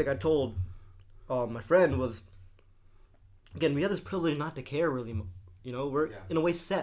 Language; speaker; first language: English; native; English